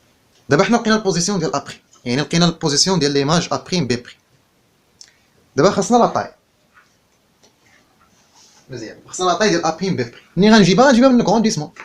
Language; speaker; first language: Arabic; native; Arabic